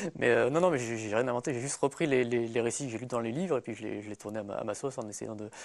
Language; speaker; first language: French; native; French